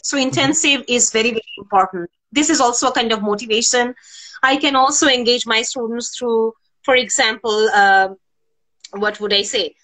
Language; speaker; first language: English; non-native, local second language; Bangla